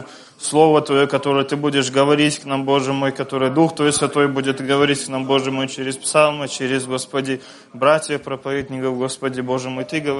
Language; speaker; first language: Russian; native; Russian